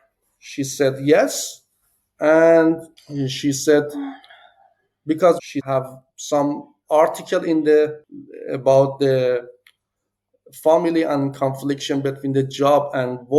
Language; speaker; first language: English; non-native, learner; Persian